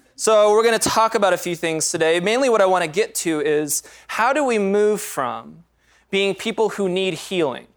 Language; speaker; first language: English; native; English